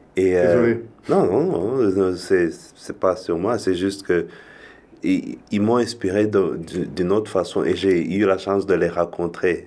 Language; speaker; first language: French; non-native, local second language; Kinyarwanda